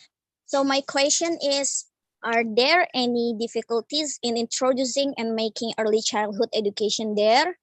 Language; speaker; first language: English; non-native, learner; Indonesian